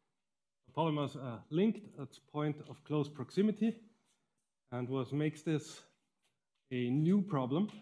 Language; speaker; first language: English; non-native, fluent; German